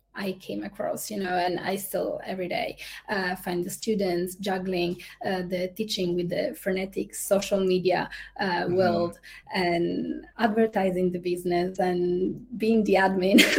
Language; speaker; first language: English; non-native, fluent; Italian